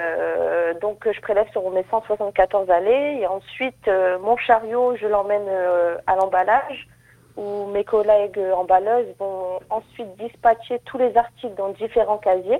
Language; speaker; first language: French; native; French